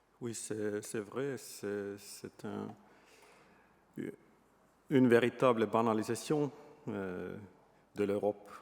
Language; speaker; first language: French; non-native, fluent; Estonian